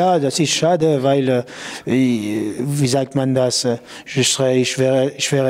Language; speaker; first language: German; non-native, local second language; French